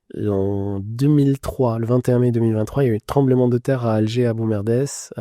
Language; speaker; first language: French; non-native, local second language; Arabic